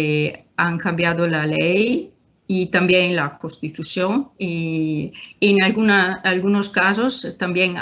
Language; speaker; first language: Spanish; non-native, fluent; Italian